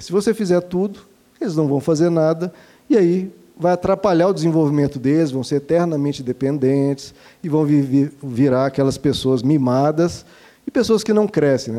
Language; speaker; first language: Portuguese; native; Portuguese